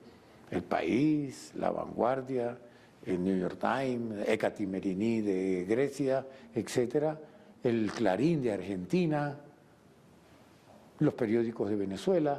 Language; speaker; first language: Spanish; native; Spanish